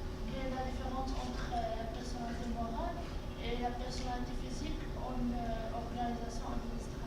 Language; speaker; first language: French; non-native, learner; Arabic